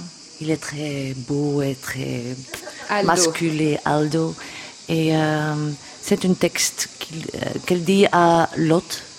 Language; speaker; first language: French; non-native, local second language; Dutch